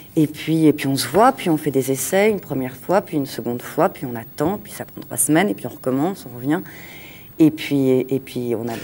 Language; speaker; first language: French; native; French